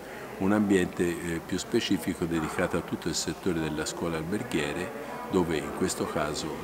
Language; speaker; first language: Italian; native; Italian